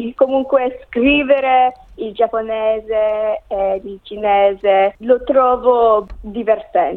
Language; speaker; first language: Italian; non-native, learner; English